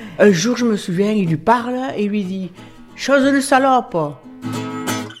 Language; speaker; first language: French; native; French